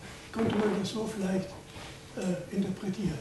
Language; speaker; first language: German; native; German